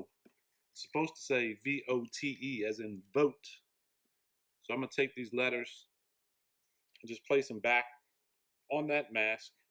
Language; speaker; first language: English; native; English